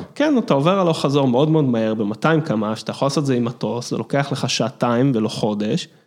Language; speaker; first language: Hebrew; early bilingual, other home language; English